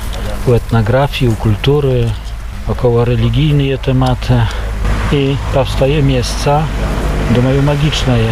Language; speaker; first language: Polish; non-native, local second language; Belarusian